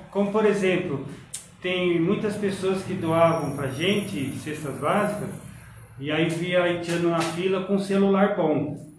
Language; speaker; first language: Portuguese; native; Portuguese